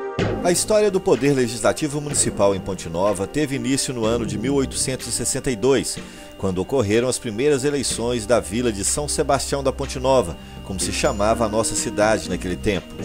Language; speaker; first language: Portuguese; native; Portuguese